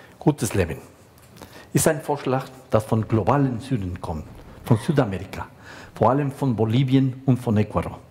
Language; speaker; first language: German; non-native, fluent; Spanish